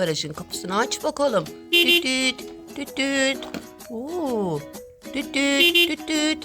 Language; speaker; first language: Turkish; native; Turkish